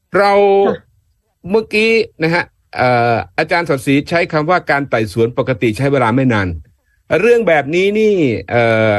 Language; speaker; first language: Thai; native; Thai